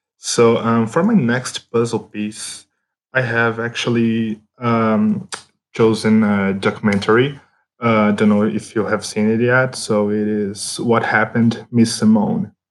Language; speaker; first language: English; non-native, fluent; Portuguese